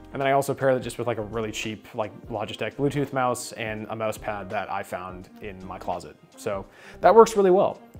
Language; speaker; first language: English; native; English